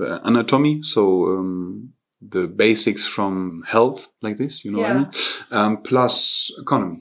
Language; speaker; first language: English; non-native, fluent; German